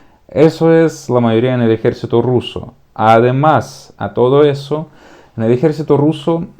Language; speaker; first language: Spanish; non-native, fluent; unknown